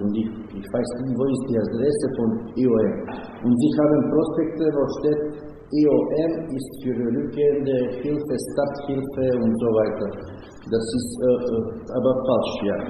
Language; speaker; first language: German; non-native, learner; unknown